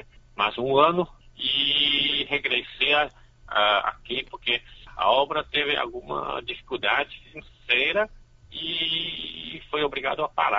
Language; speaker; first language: Portuguese; non-native, fluent; Chinese